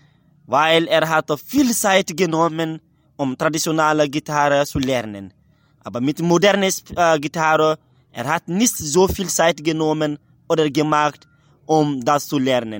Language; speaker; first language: German; non-native, learner; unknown